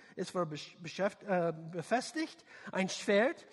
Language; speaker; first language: German; non-native, learner; English